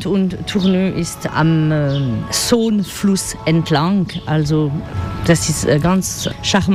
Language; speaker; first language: German; non-native, learner; French